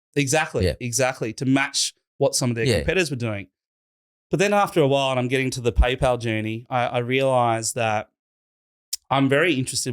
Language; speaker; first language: English; native; English